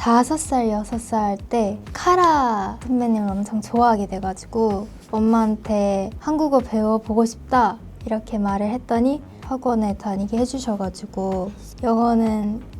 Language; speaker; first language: Korean; non-native, fluent; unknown